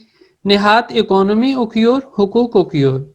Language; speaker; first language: Turkish; non-native, fluent; Urdu